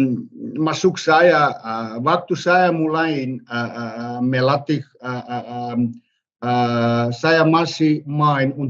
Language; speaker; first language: Indonesian; non-native, learner; Serbian